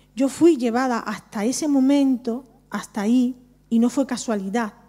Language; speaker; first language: Spanish; native; Spanish